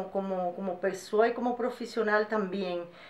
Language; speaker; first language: Portuguese; non-native, fluent; Spanish